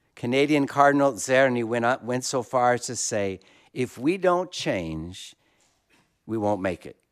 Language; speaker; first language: English; native; English